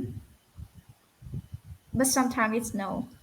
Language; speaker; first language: English; non-native, fluent; Vietnamese